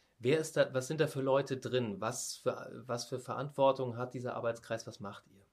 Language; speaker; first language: German; native; German